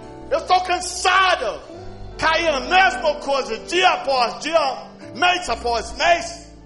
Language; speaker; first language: Portuguese; non-native, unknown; English